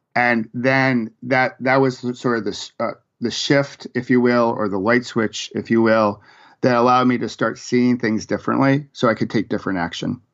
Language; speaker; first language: English; native; English